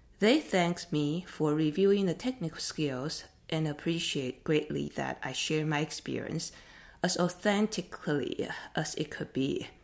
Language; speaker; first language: English; non-native, fluent; Chinese